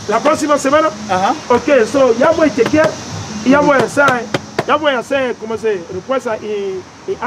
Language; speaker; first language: Spanish; non-native, learner; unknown